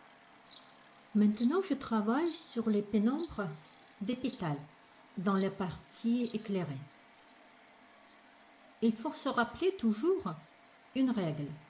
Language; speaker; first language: French; non-native, fluent; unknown